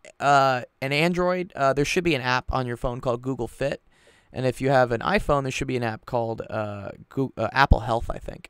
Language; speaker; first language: English; native; English